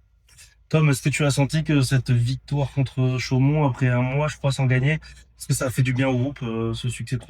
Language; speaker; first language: French; native; French